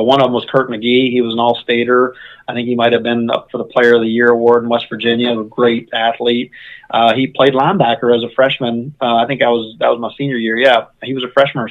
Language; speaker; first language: English; native; English